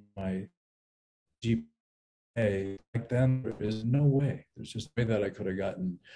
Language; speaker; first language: English; early bilingual, other home language; Spanish